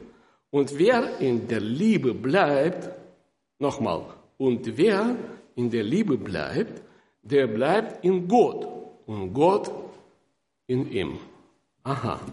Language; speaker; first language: German; non-native, fluent; Russian